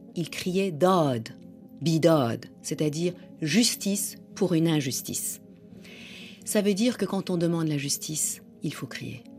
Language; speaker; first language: French; non-native, fluent; Persian